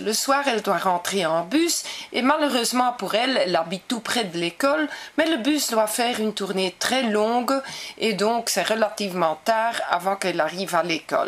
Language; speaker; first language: French; non-native, local second language; Dutch